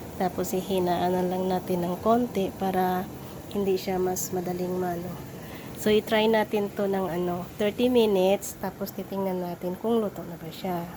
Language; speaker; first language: Filipino; non-native, local second language; Cebuano